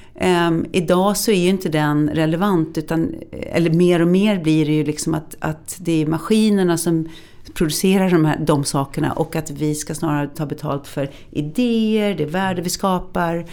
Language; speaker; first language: Swedish; native; Swedish